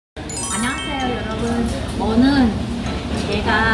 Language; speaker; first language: Korean; non-native, learner; Vietnamese